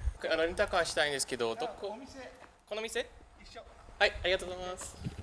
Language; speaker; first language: Japanese; non-native, fluent; German